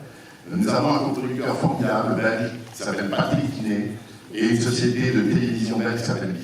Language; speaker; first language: French; native; French